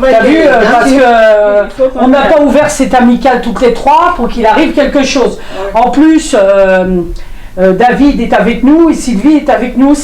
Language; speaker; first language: French; native; French